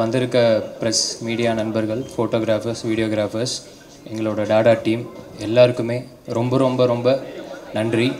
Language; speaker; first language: Tamil; native; Tamil